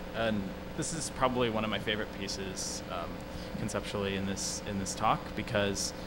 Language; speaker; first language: English; native; English